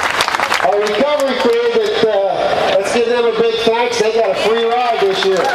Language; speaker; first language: English; native; English